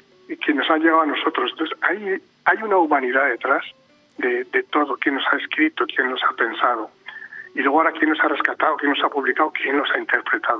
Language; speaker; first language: Spanish; native; Spanish